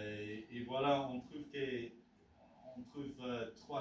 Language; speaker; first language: French; non-native, learner; English